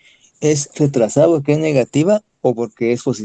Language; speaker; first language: Spanish; native; Spanish